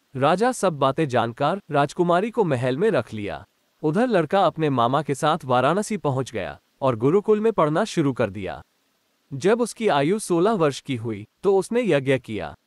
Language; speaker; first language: Hindi; non-native, local second language; Gujarati